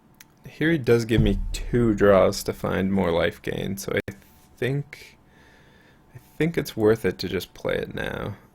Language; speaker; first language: English; native; English